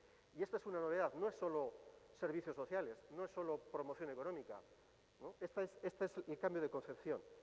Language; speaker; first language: Spanish; native; Spanish